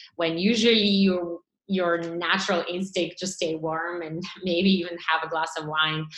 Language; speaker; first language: English; non-native, fluent; Bulgarian